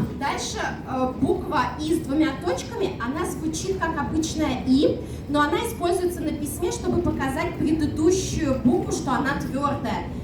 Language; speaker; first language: Russian; non-native, local second language; Udmurt